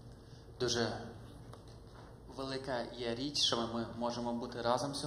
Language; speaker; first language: Ukrainian; early bilingual, heritage; Ukrainian